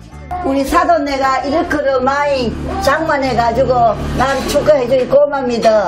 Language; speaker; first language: Korean; native; Korean